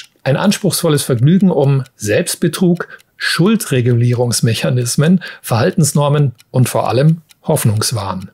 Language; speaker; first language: German; native; German